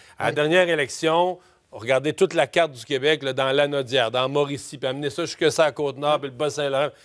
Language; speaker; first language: French; native; French